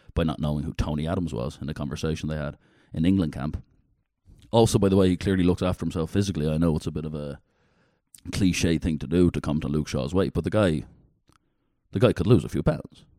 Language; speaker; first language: English; native; English